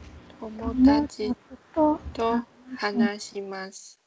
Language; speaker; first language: Japanese; non-native, learner; Chinese